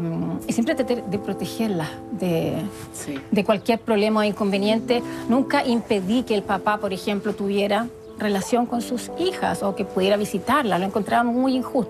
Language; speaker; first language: Spanish; native; Spanish